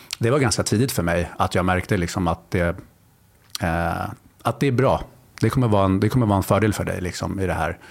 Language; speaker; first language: Swedish; native; Swedish